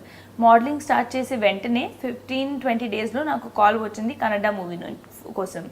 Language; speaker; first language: Telugu; non-native, local second language; Hindi